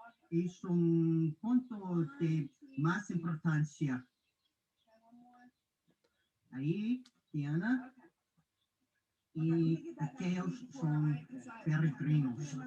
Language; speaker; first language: Spanish; non-native, learner; English